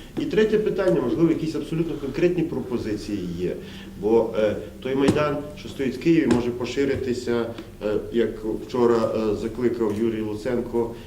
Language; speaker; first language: Ukrainian; native; Ukrainian